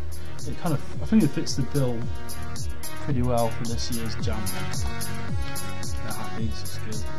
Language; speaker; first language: English; native; English